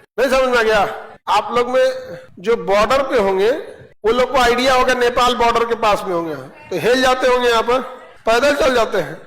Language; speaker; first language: Hindi; native; Hindi